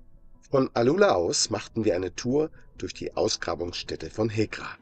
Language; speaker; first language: German; native; German